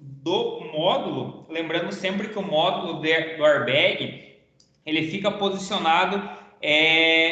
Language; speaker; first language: Portuguese; native; Portuguese